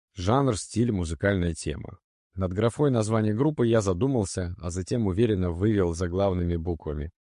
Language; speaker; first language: Russian; native; Russian